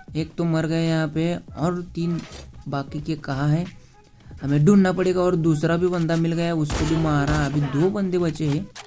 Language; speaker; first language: Hindi; non-native, local second language; Marathi